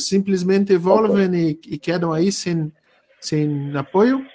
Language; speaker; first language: Spanish; non-native, learner; Portuguese